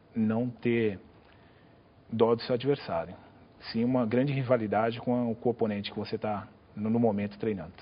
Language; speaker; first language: Portuguese; native; Portuguese